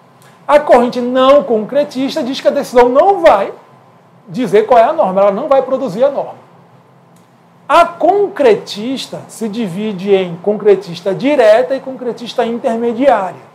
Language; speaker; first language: Portuguese; native; Portuguese